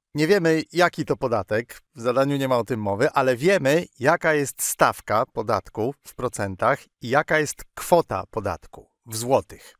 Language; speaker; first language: Polish; native; Polish